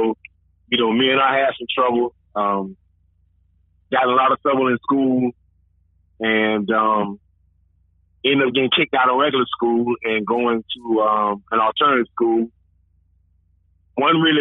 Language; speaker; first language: English; native; English